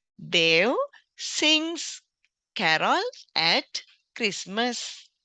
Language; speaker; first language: English; non-native, local second language; Sinhala